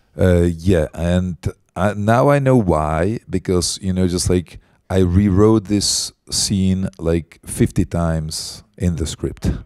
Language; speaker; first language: English; non-native, fluent; Czech